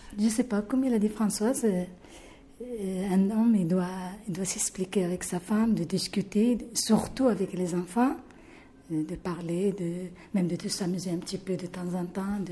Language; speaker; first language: French; non-native, local second language; Arabic